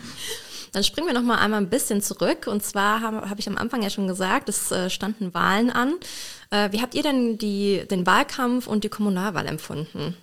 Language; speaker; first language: German; native; German